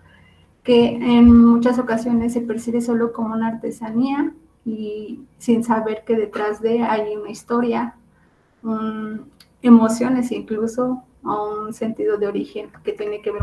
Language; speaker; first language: Spanish; non-native, local second language; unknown